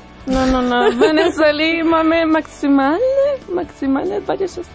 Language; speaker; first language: Polish; early bilingual, heritage; Spanish